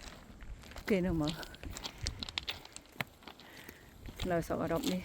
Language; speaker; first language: Khmer; native; Khmer